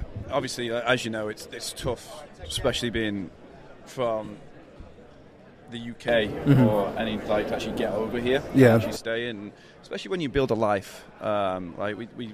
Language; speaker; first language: English; native; English